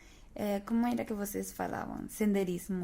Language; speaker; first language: Portuguese; non-native, fluent; Spanish